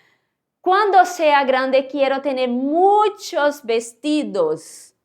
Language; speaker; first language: Spanish; non-native, fluent; Portuguese